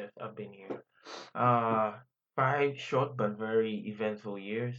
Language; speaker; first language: English; non-native, local second language; Akan